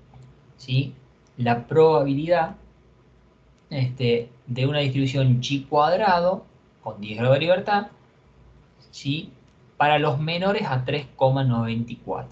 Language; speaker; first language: Spanish; native; Spanish